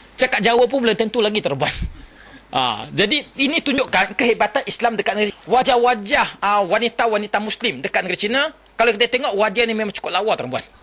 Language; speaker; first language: Malay; non-native, local second language; Chinese